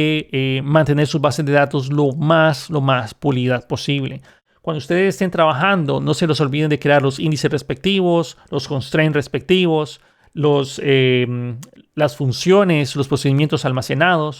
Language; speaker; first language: Spanish; native; Spanish